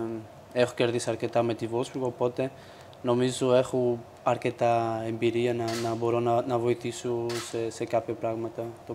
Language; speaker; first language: Greek; non-native, fluent; Portuguese